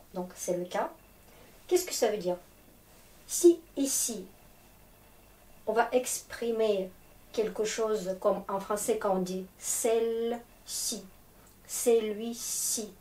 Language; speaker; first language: French; non-native, fluent; Russian